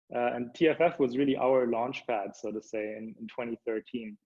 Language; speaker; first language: English; early bilingual, other home language; German